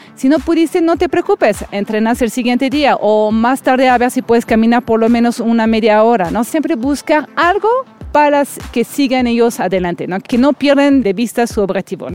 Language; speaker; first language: Spanish; non-native, fluent; French